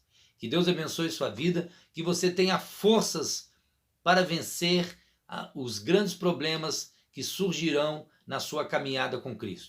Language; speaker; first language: Portuguese; native; Portuguese